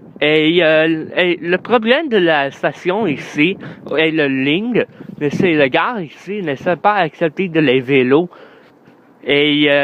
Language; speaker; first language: French; non-native, learner; English